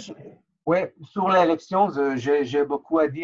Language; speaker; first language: French; non-native, fluent; Hebrew